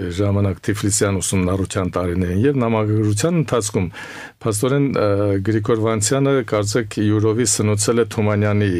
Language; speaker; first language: Armenian; native; Armenian